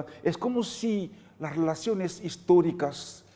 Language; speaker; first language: Spanish; non-native, fluent; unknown